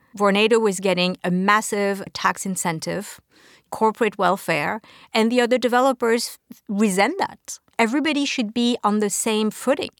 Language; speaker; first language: English; non-native, fluent; French